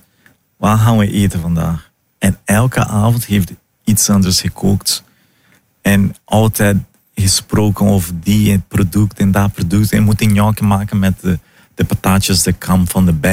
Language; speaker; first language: Dutch; non-native, learner; Portuguese